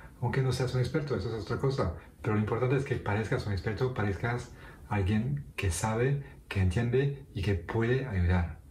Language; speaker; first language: Spanish; non-native, fluent; French